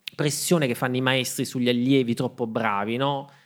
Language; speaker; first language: Italian; native; Italian